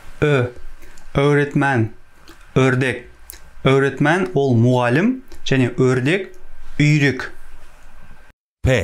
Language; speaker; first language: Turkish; non-native, fluent; Kazakh